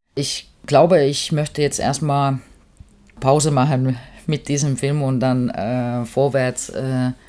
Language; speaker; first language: German; non-native, fluent; Finnish